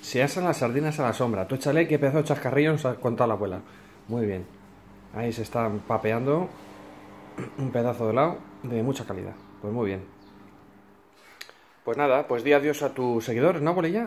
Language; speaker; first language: Spanish; native; Spanish